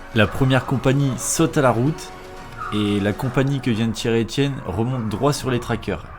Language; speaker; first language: French; native; French